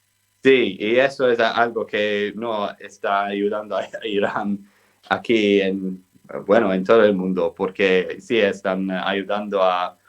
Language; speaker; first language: Spanish; non-native, fluent; English